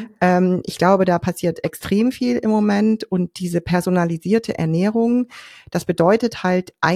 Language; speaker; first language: German; native; German